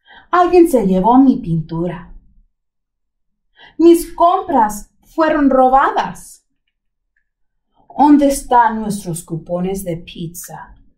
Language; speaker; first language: Spanish; early bilingual, heritage; Spanish